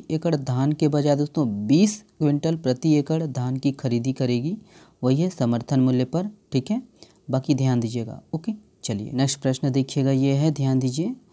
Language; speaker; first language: Hindi; native; Hindi